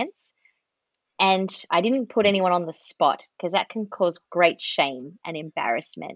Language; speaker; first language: English; native; English